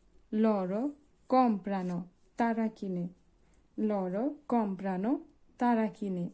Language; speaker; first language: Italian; non-native, fluent; Bangla